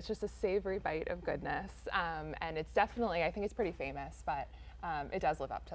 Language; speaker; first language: English; native; English